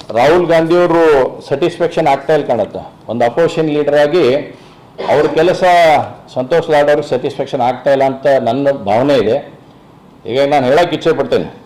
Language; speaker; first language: Kannada; native; Kannada